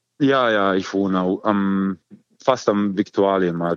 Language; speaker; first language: German; non-native, learner; Croatian